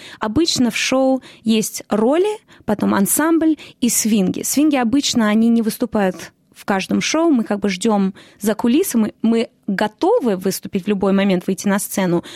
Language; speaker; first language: Russian; early bilingual, heritage; Russian